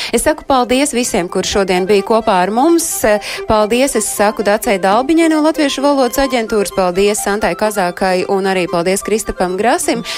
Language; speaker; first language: Latvian; native; Latvian